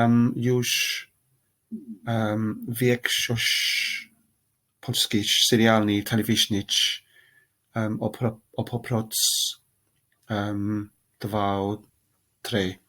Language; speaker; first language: Polish; non-native, learner; English